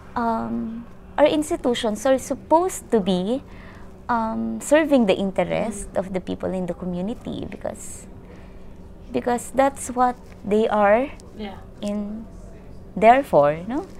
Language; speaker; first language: English; non-native, local second language; Filipino